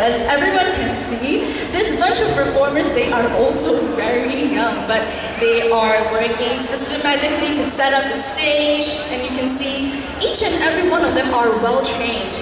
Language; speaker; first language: English; non-native, local second language; Chinese